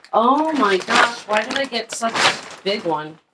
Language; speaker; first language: English; native; English